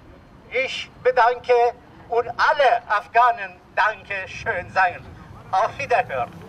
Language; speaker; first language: German; non-native, learner; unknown